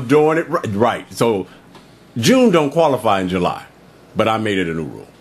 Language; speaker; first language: English; native; English